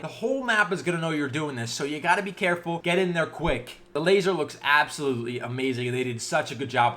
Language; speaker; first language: English; native; English